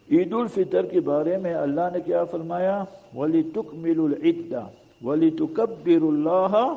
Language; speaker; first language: Urdu; non-native, local second language; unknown